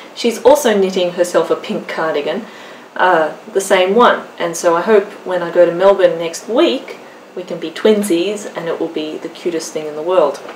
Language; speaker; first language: English; native; English